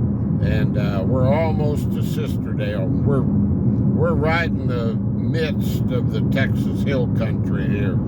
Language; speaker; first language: English; native; English